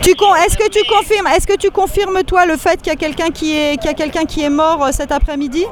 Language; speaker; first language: French; native; French